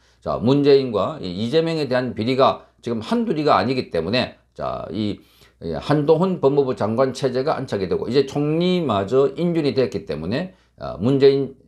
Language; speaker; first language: Korean; native; Korean